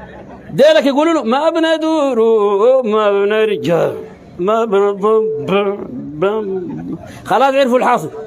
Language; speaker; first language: Arabic; native; Arabic